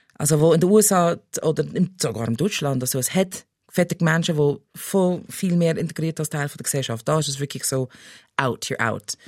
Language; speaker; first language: German; non-native, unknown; English